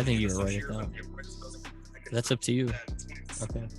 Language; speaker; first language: English; native; English